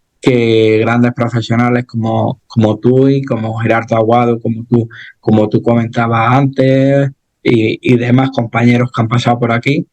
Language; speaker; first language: Spanish; native; Spanish